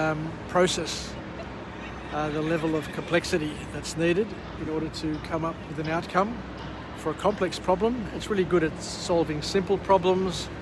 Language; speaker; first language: English; native; English